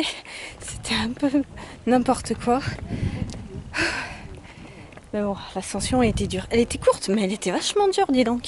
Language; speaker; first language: French; native; French